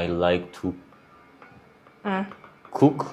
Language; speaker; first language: English; non-native, learner; Amharic